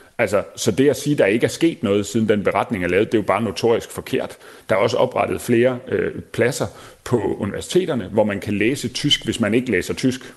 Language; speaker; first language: Danish; native; Danish